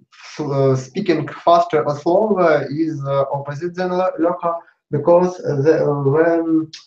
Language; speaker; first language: English; non-native, learner; Russian